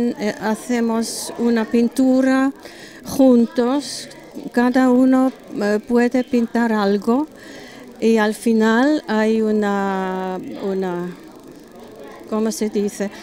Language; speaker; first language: Spanish; non-native, learner; German